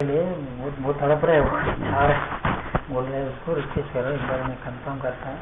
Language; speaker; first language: Hindi; non-native, local second language; Telugu